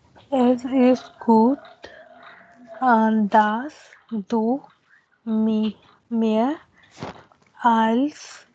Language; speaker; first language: German; non-native, learner; Hindi